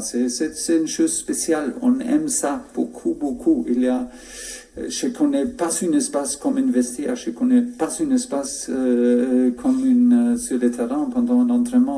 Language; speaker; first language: French; non-native, fluent; German